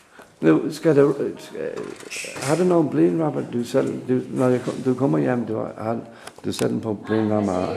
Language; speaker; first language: Danish; non-native, learner; English